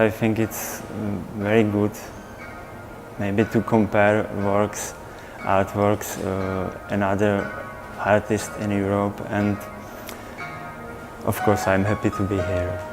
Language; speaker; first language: English; non-native, fluent; Czech